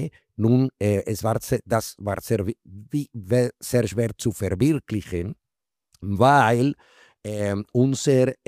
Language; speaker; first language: German; non-native, fluent; Spanish